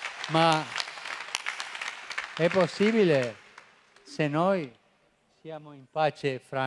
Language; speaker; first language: Italian; non-native, fluent; Spanish